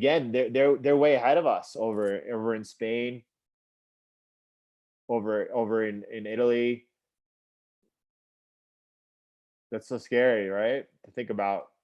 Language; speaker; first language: English; native; English